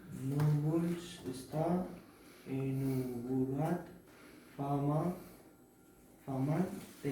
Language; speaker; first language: Catalan; non-native, learner; Arabic